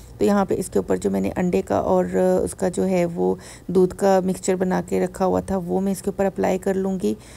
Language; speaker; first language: Urdu; native; Urdu